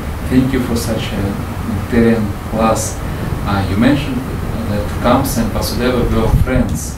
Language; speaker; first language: English; non-native, fluent; Russian